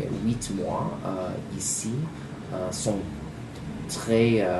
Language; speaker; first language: French; non-native, learner; English